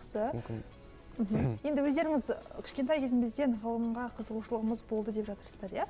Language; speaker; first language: Kazakh; native; Kazakh